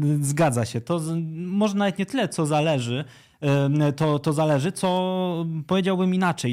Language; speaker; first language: Polish; native; Polish